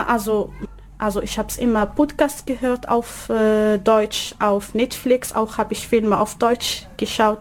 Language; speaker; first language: German; non-native, learner; Arabic